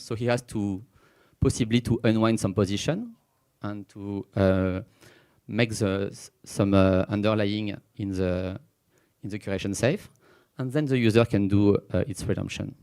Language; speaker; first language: English; non-native, fluent; French